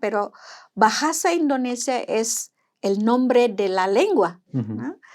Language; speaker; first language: Spanish; non-native, fluent; Indonesian